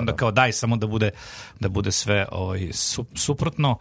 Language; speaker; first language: Serbian; native; Serbian